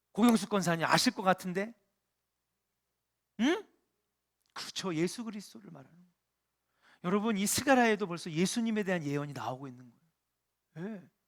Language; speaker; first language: Korean; native; Korean